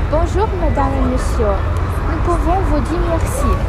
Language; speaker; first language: French; non-native, learner; Russian